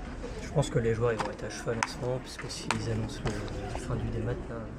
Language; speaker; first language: French; native; French